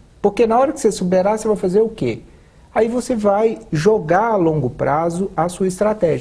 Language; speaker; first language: Portuguese; native; Portuguese